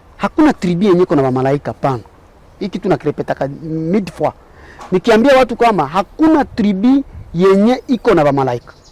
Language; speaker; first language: Swahili; non-native, local second language; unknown